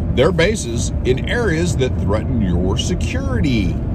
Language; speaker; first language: English; native; English